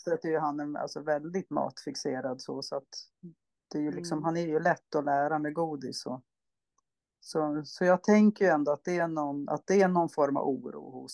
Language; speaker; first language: Swedish; native; Swedish